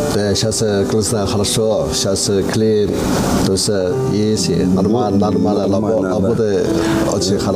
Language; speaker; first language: Russian; non-native, learner; Chinese